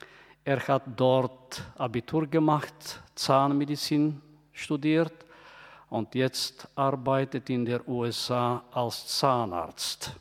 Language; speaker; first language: German; non-native, fluent; Bulgarian